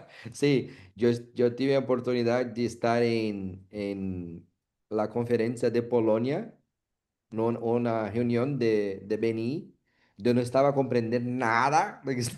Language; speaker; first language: Spanish; non-native, learner; Portuguese